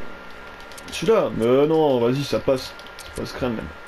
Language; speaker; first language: French; native; French